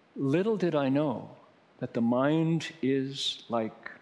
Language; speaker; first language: English; native; English